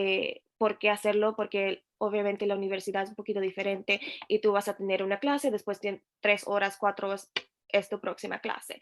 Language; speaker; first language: Spanish; early bilingual, heritage; Spanish